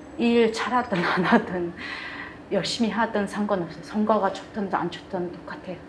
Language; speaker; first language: Korean; non-native, fluent; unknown